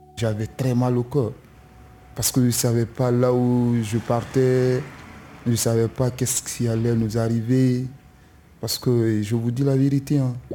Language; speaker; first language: French; non-native, local second language; Susu